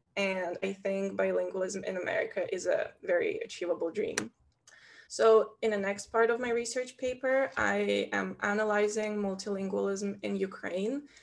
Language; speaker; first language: English; non-native, fluent; Ukrainian